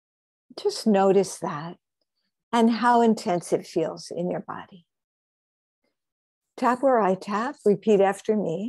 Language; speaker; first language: English; native; English